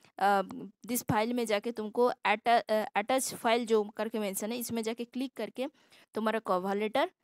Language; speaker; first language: Hindi; non-native, local second language; Assamese